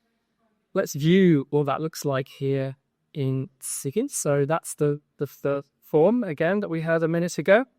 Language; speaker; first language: English; native; English